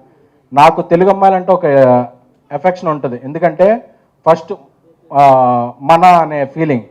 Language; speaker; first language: Telugu; native; Telugu